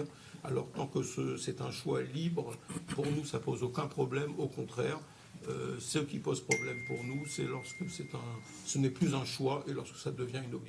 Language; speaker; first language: French; native; French